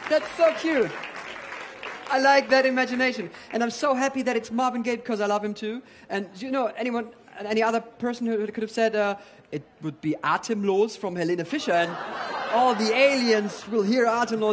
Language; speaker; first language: English; non-native, fluent; German